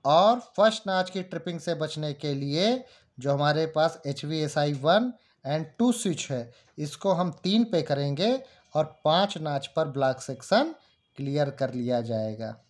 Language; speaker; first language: Hindi; native; Hindi